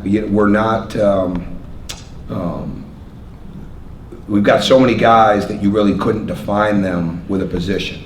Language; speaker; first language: English; native; English